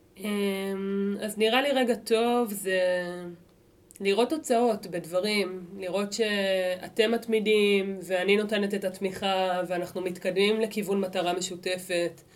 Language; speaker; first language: Hebrew; native; Hebrew